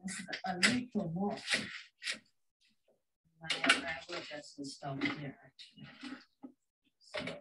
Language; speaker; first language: English; non-native, fluent; Chinese